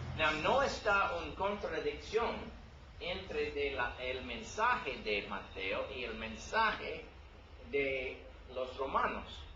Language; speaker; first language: Spanish; non-native, learner; English